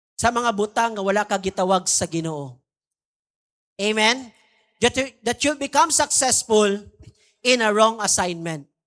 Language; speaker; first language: Cebuano; non-native, local second language; Maguindanaon